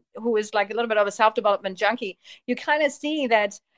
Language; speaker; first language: English; early bilingual, heritage; Polish